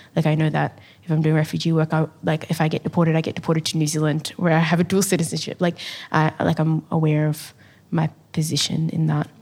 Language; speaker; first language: English; native; English